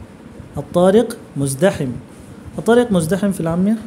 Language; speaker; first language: Arabic; non-native, fluent; Bangla